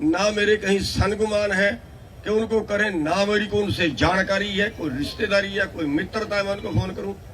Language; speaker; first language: Hindi; native; Hindi